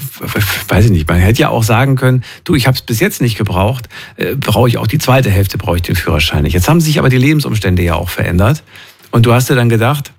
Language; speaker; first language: German; native; German